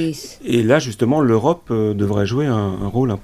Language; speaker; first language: French; native; French